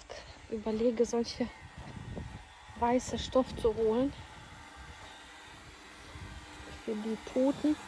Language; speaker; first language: German; non-native, fluent; Ukrainian